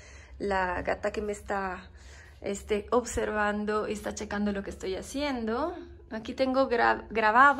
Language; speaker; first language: Spanish; non-native, fluent; Italian